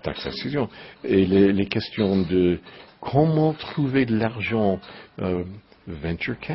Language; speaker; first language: French; non-native, learner; English